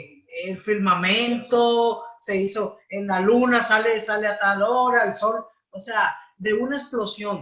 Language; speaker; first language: Spanish; native; Spanish